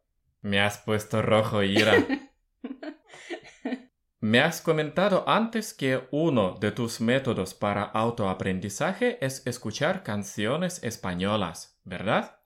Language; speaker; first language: Spanish; non-native, fluent; Russian